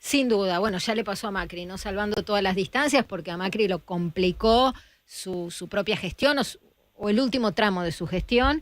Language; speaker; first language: Spanish; native; Spanish